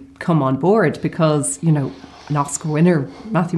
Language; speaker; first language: English; native; English